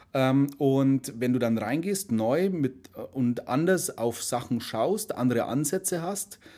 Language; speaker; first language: German; native; German